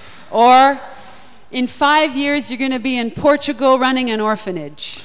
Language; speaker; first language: English; native; English